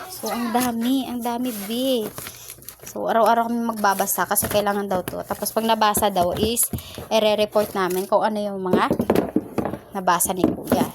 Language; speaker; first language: Filipino; non-native, local second language; Cebuano